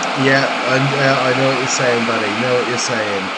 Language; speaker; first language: English; native; English